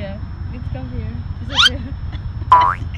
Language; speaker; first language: English; non-native, learner; Indonesian